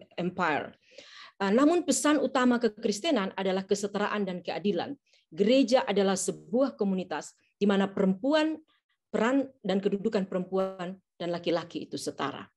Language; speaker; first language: Indonesian; native; Indonesian